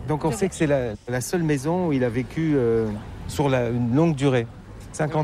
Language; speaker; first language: French; native; French